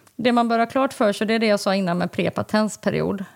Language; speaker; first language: Swedish; native; Swedish